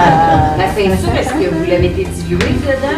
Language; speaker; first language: French; native; French